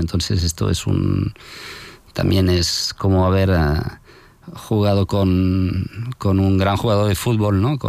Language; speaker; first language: Spanish; non-native, fluent; French